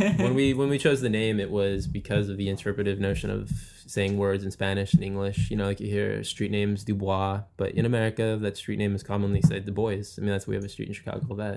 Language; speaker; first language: English; native; English